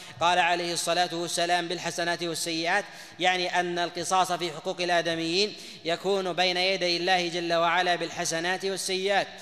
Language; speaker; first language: Arabic; native; Arabic